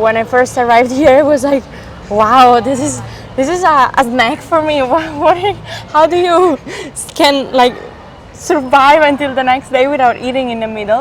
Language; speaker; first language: English; non-native, fluent; Italian